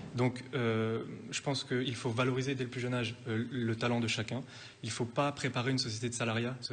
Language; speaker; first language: French; native; French